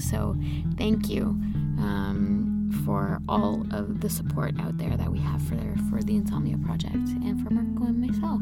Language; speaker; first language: English; native; English